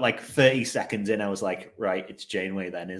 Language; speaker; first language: English; native; English